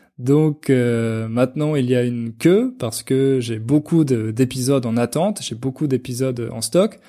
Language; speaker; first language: French; native; French